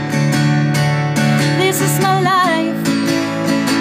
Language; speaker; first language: English; non-native, local second language; Cebuano